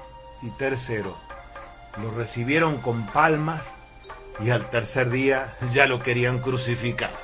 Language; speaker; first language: Spanish; native; Spanish